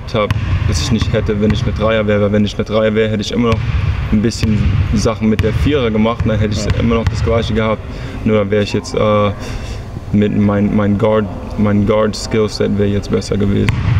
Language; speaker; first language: German; early bilingual, heritage; English